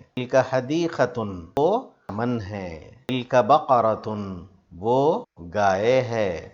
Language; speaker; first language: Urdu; native; Urdu